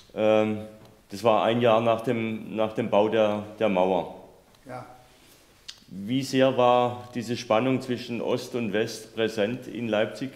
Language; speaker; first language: German; native; German